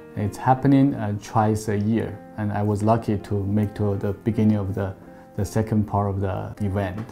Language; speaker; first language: English; non-native, fluent; Chinese